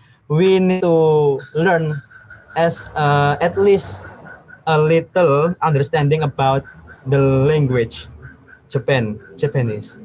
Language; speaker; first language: English; non-native, learner; Indonesian